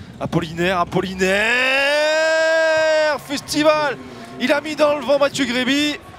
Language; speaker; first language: French; native; French